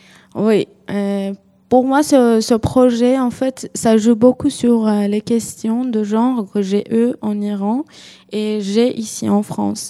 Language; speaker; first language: French; non-native, learner; Persian